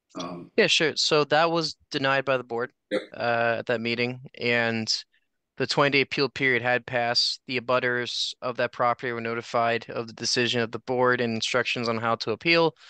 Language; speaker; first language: English; native; English